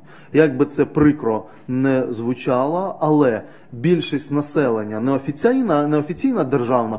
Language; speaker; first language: Ukrainian; native; Ukrainian